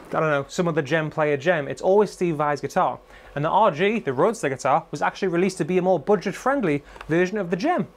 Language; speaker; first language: English; native; English